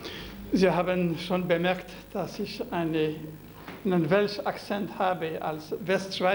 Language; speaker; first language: German; non-native, local second language; French